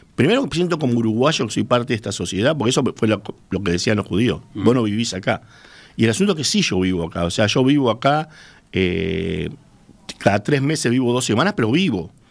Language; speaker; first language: Spanish; native; Spanish